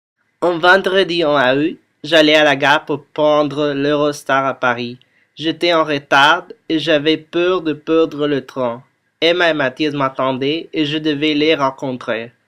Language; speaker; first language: French; non-native, learner; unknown